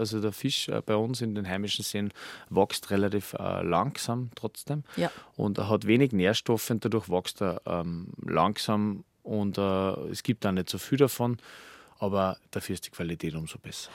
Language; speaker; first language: German; native; German